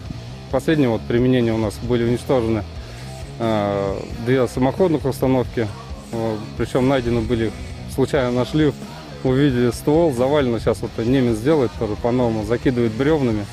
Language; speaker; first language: Russian; native; Russian